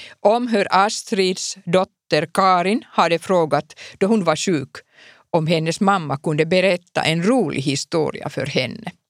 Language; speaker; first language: Swedish; non-native, local second language; Finnish